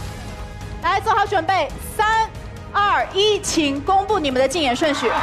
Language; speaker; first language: Chinese; native; Chinese